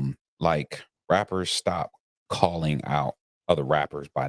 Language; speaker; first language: English; native; English